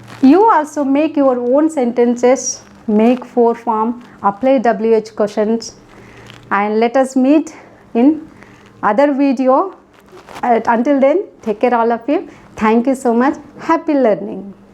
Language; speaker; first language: English; non-native, local second language; Telugu